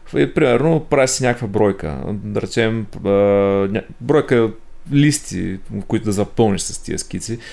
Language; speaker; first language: Bulgarian; native; Bulgarian